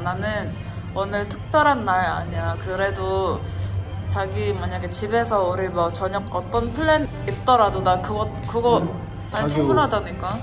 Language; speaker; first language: Korean; non-native, fluent; Indonesian